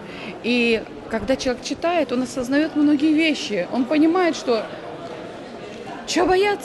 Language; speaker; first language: Polish; non-native, learner; Russian